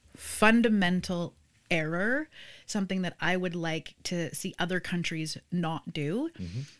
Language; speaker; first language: English; native; English